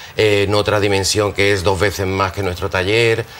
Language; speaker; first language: Spanish; native; Spanish